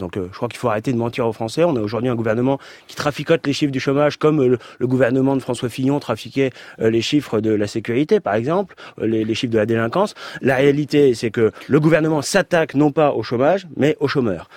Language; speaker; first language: French; native; French